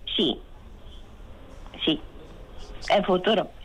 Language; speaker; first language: Spanish; non-native, learner; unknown